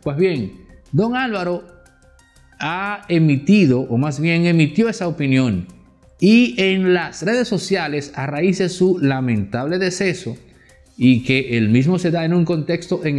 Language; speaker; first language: Spanish; native; Spanish